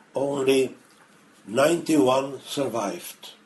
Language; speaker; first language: English; non-native, fluent; Czech